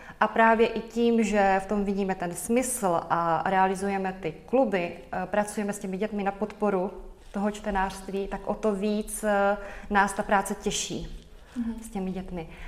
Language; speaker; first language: Czech; native; Czech